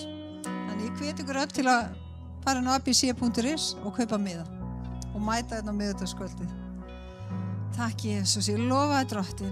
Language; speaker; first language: Icelandic; native; Icelandic